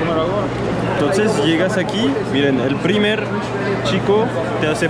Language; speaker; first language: Spanish; non-native, fluent; French